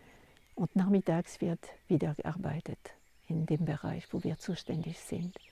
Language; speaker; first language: German; non-native, fluent; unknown